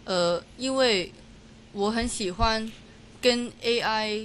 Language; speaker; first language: Chinese; non-native, local second language; Cantonese